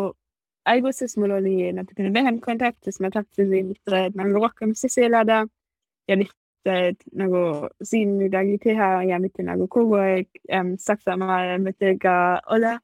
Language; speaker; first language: Estonian; non-native, learner; German